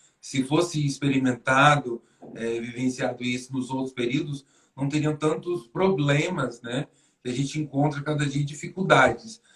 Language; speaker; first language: Portuguese; native; Portuguese